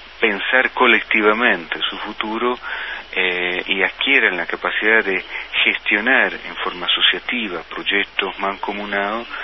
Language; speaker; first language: Spanish; non-native, fluent; Italian